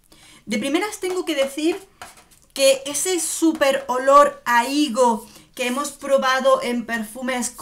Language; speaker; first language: Spanish; native; Spanish